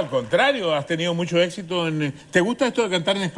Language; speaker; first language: Spanish; native; Spanish